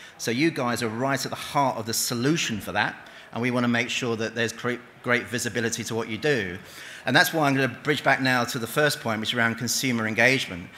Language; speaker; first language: English; native; English